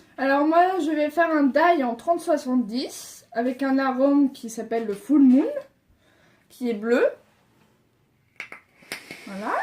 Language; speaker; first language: French; native; French